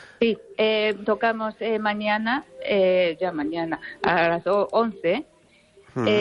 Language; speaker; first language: Spanish; non-native, fluent; Japanese